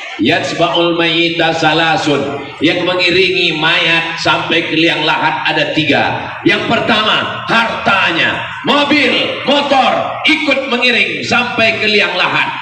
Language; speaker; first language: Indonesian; native; Indonesian